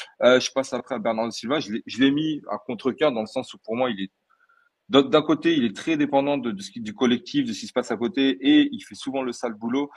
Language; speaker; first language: French; early bilingual, other home language; Portuguese